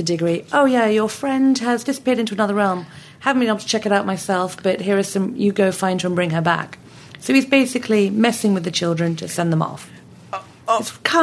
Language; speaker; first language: English; native; English